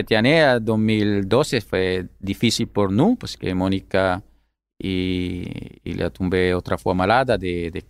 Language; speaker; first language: French; non-native, learner; Spanish